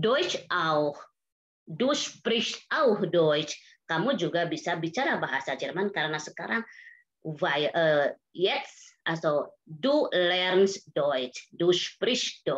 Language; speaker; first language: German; non-native, fluent; Indonesian